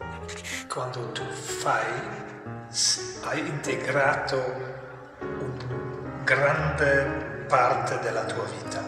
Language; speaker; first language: Italian; non-native, fluent; German